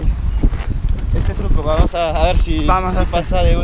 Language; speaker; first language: Spanish; non-native, fluent; French